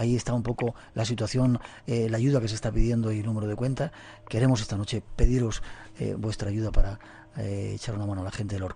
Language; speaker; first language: Spanish; native; Spanish